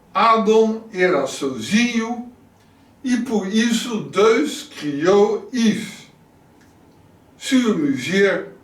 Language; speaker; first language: Portuguese; non-native, learner; Dutch